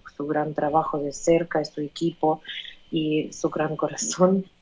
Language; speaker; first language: Spanish; non-native, fluent; Ukrainian